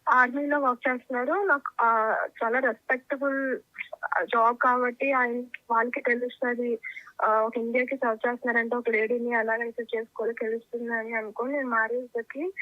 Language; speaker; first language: Telugu; native; Telugu